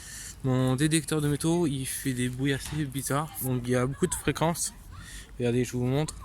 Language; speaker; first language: French; native; French